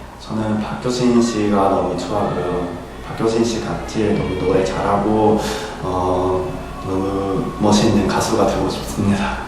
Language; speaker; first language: Korean; non-native, fluent; Japanese